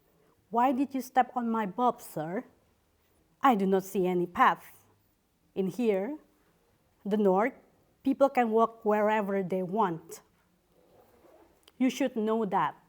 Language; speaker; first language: English; non-native, fluent; Indonesian